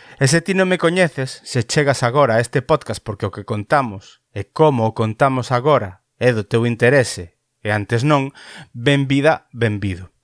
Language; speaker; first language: Galician; native; Galician